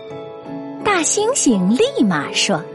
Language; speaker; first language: Chinese; native; Chinese